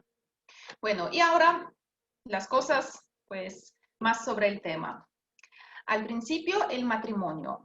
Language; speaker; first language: Spanish; non-native, fluent; Russian